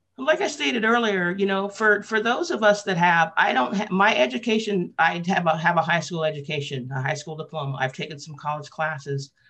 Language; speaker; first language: English; native; English